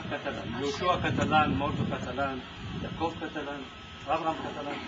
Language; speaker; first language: Hebrew; non-native, fluent; Ladino